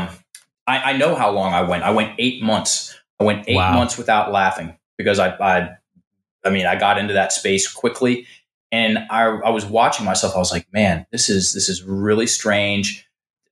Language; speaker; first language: English; native; English